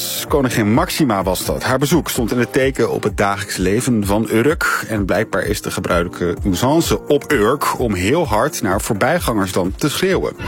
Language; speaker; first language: Dutch; native; Dutch